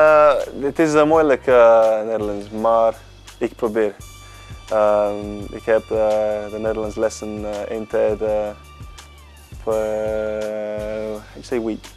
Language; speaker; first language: Dutch; non-native, learner; English